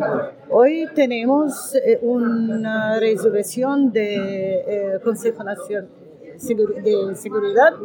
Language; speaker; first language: Spanish; non-native, learner; Arabic